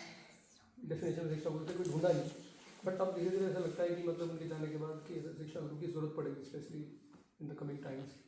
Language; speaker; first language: Hindi; native; Hindi